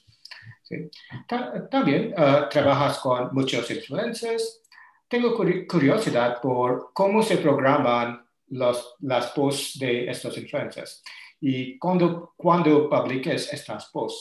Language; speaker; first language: Spanish; non-native, learner; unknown